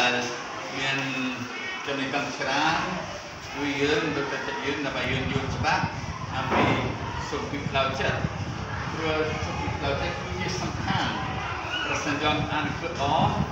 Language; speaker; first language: Khmer; non-native, learner; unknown